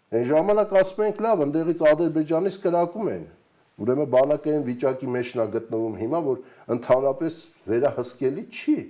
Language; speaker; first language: Armenian; native; Armenian